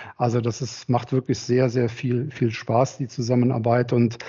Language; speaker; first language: German; native; German